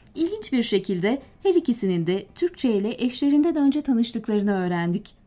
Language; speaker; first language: Turkish; native; Turkish